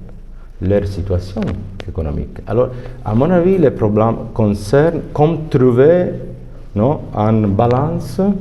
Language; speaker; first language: French; non-native, fluent; Italian